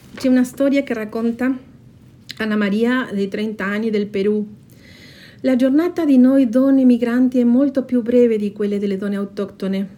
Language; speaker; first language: Italian; non-native, fluent; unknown